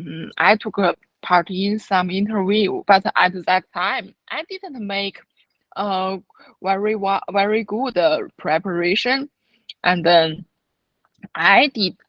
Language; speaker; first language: English; non-native, fluent; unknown